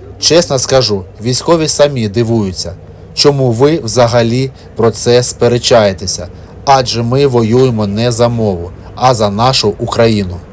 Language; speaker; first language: Ukrainian; non-native, local second language; Russian